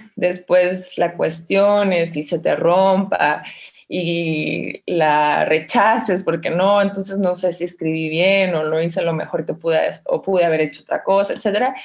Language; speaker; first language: Spanish; native; Spanish